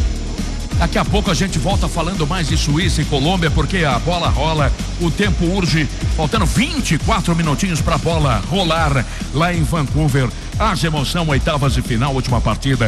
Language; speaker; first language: Portuguese; native; Portuguese